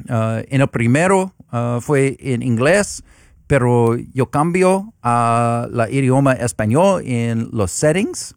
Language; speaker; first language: Spanish; non-native, learner; English